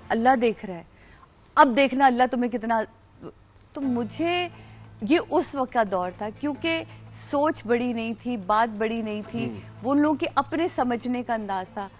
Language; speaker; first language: Urdu; native; Urdu